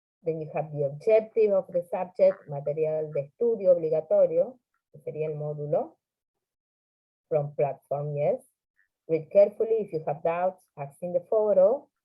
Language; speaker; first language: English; non-native, fluent; Spanish